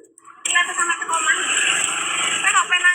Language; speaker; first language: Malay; non-native, local second language; Javanese